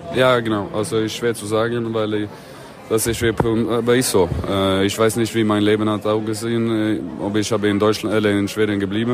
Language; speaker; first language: German; non-native, learner; Swedish